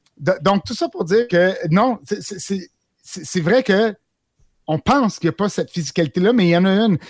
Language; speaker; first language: French; native; French